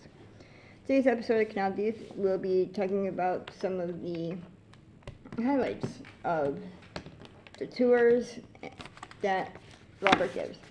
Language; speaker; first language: English; native; English